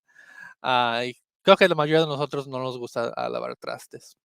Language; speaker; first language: Spanish; early bilingual, heritage; Spanish